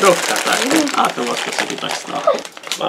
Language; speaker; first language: Polish; non-native, local second language; Rusyn